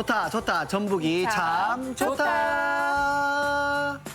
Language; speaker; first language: Korean; native; Korean